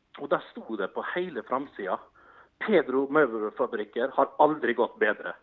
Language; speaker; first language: Norwegian; early bilingual, other home language; Dutch